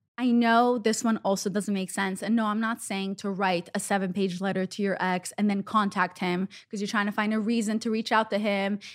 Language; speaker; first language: English; non-native, fluent; Hebrew